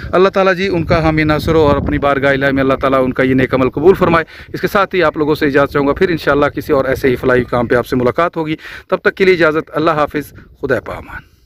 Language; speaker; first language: Urdu; non-native, local second language; Punjabi